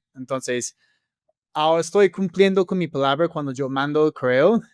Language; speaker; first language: Spanish; non-native, fluent; English